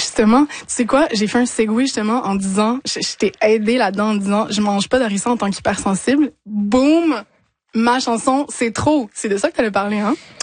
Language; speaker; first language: French; native; French